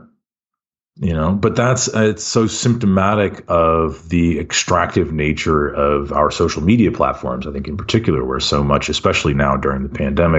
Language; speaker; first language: English; native; English